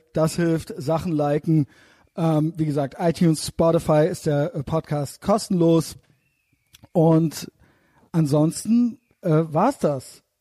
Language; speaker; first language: German; native; German